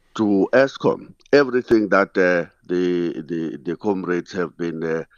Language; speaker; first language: English; non-native, local second language; Xhosa